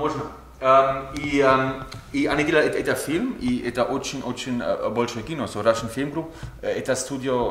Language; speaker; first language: Russian; non-native, learner; German